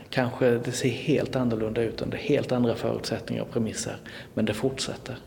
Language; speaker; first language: Swedish; native; Swedish